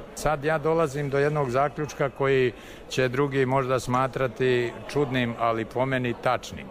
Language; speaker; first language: Serbian; native; Serbian